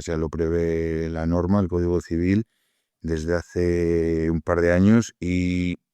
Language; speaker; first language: Spanish; native; Spanish